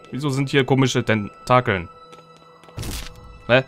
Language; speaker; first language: German; native; German